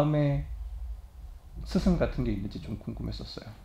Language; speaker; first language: Korean; native; Korean